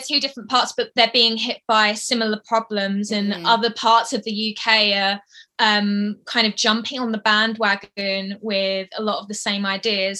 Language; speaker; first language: English; native; English